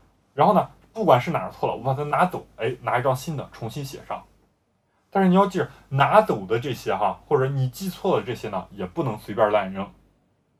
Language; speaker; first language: Chinese; native; Chinese